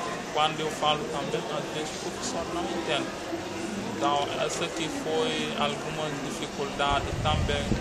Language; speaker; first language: Portuguese; non-native, local second language; Upper Guinea Crioulo